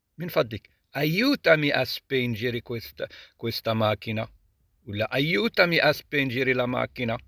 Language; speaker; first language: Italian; non-native, learner; Arabic